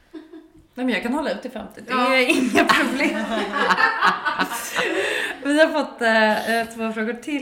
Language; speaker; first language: Swedish; native; Swedish